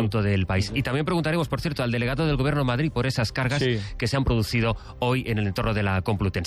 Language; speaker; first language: Spanish; native; Spanish